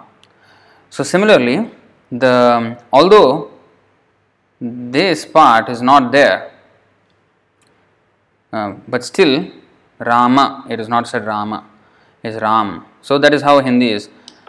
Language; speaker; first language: English; non-native, local second language; Telugu